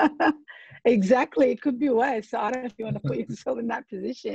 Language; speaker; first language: English; early bilingual, other home language; Arabic